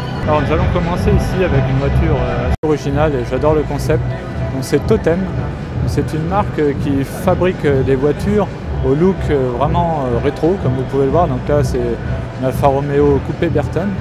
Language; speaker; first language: French; native; French